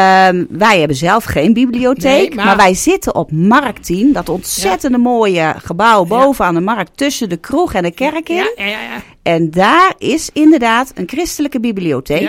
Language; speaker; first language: Dutch; native; Dutch